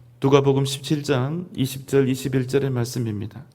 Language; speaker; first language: Korean; native; Korean